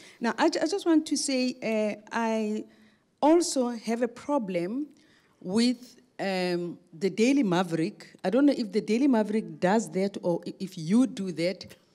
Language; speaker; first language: English; non-native, local second language; Afrikaans